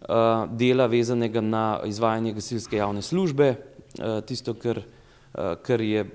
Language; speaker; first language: Slovenian; native; Slovenian